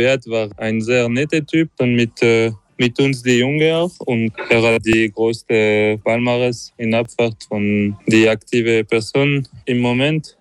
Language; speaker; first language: German; non-native, local second language; French